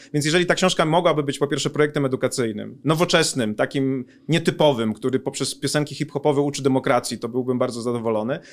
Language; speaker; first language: Polish; native; Polish